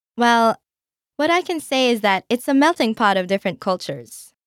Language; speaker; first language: English; non-native, local second language; Filipino